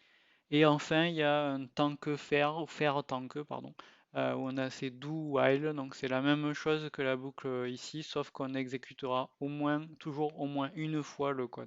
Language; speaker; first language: French; native; French